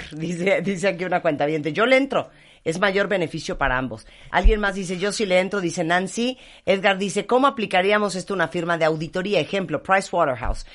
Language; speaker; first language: Spanish; native; Spanish